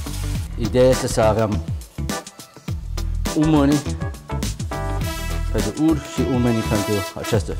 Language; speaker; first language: Romanian; non-native, learner; English